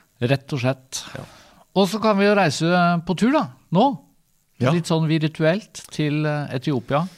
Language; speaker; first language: Norwegian; native; Norwegian